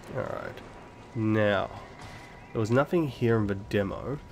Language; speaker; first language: English; native; English